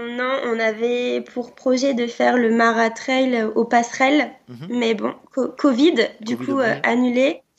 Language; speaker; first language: French; native; French